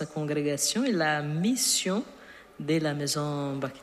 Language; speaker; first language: French; non-native, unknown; Portuguese